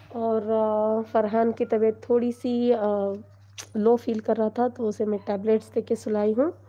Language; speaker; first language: Hindi; non-native, local second language; Urdu